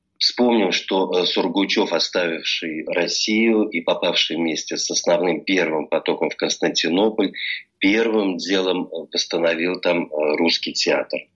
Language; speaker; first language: Russian; native; Russian